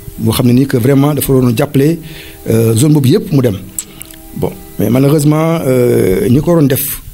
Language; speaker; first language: Wolof; native; Wolof